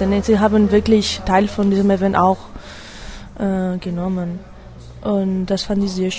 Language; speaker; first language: German; non-native, fluent; Spanish